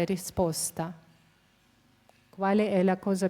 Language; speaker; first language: Italian; non-native, fluent; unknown